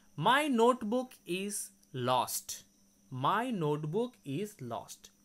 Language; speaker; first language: English; non-native, local second language; Bangla